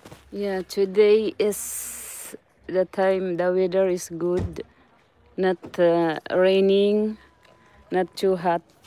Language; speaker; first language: English; non-native, local second language; Filipino